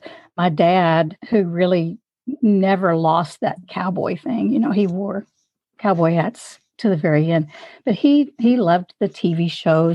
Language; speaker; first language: English; native; English